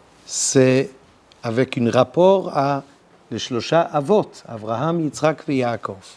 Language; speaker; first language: French; non-native, learner; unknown